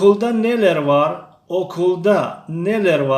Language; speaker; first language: Turkish; non-native, fluent; Tajik